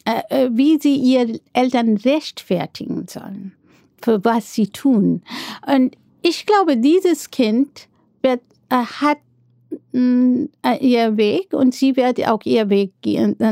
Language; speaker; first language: German; non-native, fluent; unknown